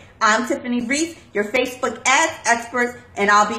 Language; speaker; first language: English; native; English